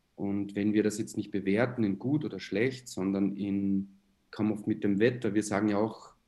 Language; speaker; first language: German; native; German